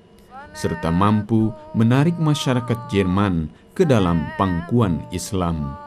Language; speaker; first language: Indonesian; native; Indonesian